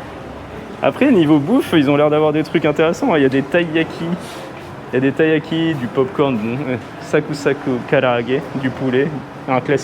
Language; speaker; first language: French; native; French